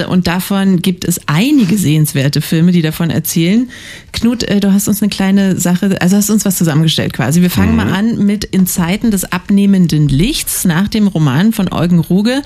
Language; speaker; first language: German; native; German